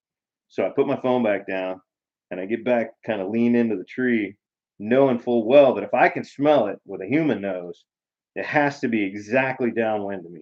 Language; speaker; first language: English; native; English